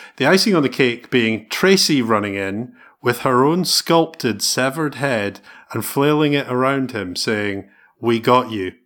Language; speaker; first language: English; native; English